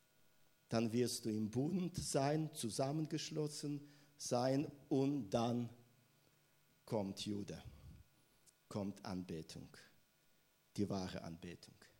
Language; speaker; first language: German; non-native, fluent; Russian